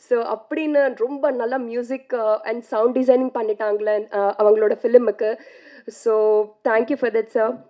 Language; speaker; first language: Tamil; non-native, learner; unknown